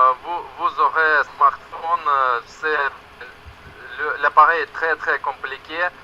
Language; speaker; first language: French; non-native, learner; Russian